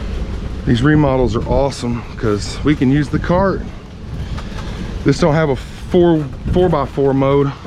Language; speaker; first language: English; native; English